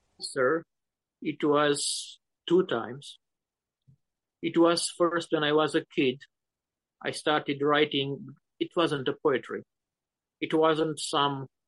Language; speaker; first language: English; non-native, fluent; Romanian